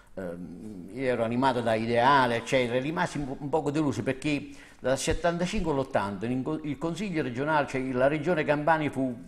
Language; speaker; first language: Italian; native; Italian